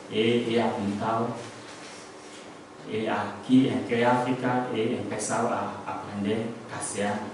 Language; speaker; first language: Spanish; non-native, learner; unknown